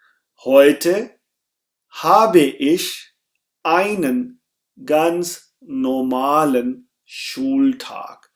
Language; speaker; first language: German; non-native, fluent; Urdu